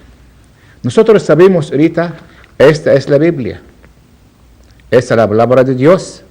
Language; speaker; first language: Spanish; non-native, learner; Arabic